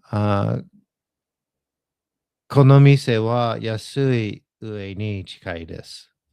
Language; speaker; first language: Japanese; non-native, learner; English